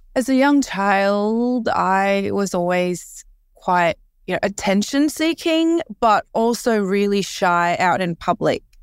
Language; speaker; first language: English; early bilingual, other home language; Korean